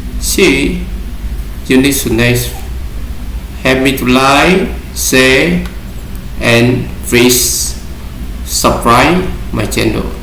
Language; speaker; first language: English; non-native, learner; Vietnamese